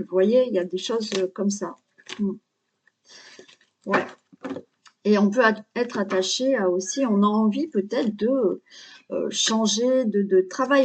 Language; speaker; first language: French; native; French